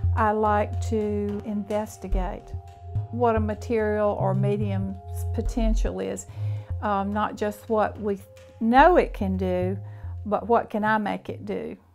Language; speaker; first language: English; native; English